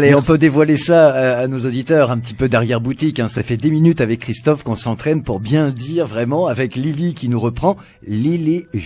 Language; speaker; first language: French; native; French